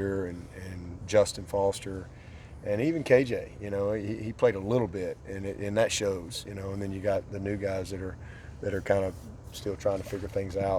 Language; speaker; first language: English; native; English